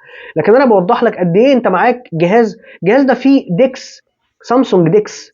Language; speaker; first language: Arabic; native; Arabic